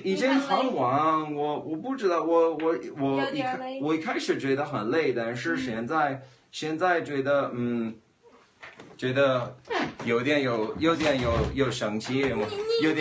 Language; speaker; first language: Chinese; non-native, learner; English